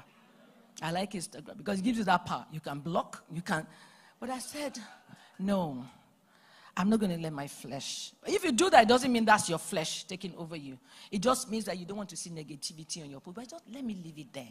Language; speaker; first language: English; non-native, local second language; Yoruba